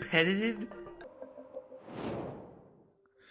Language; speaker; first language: English; native; English